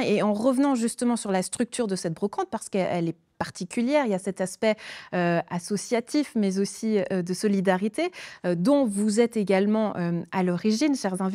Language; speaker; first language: French; native; French